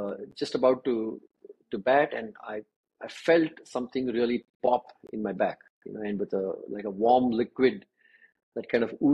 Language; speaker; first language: English; non-native, local second language; Kannada